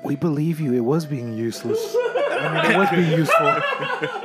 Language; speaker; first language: English; early bilingual, other home language; Spanish